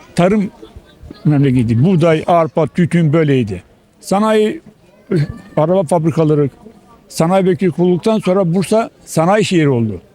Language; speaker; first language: Turkish; early bilingual, other home language; Albanian